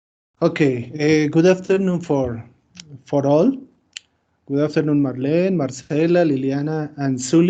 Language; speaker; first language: English; non-native, fluent; Spanish